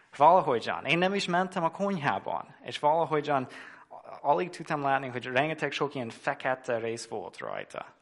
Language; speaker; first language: Hungarian; non-native, fluent; English